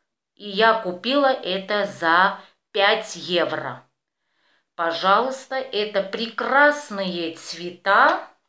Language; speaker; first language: Russian; non-native, fluent; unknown